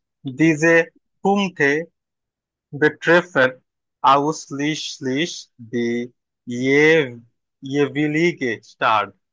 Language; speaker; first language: German; non-native, learner; Bangla